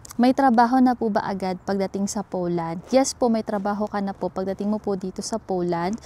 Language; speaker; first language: Filipino; native; Filipino